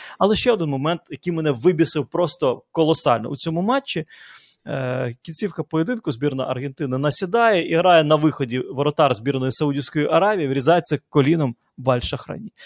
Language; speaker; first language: Ukrainian; native; Ukrainian